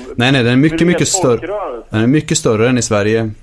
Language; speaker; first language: Swedish; native; Swedish